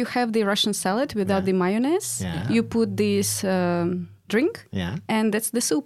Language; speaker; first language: English; non-native, fluent; Russian